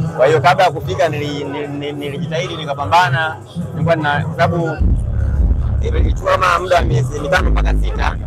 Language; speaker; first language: Swahili; native; Swahili